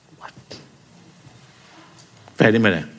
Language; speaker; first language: Norwegian; non-native, fluent; English